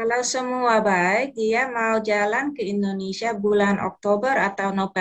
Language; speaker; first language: Indonesian; early bilingual, heritage; Dutch